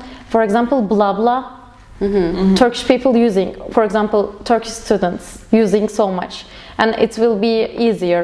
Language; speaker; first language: English; non-native, learner; Turkish